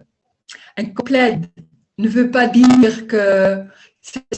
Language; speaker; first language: French; non-native, learner; Dutch